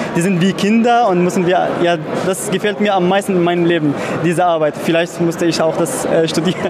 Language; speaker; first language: German; non-native, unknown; Arabic